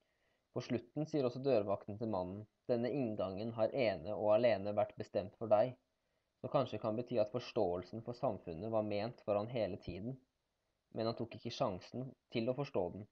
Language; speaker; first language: Norwegian; native; Norwegian